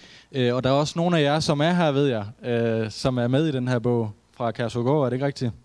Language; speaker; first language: Danish; native; Danish